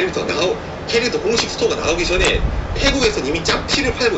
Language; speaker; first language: Korean; native; Korean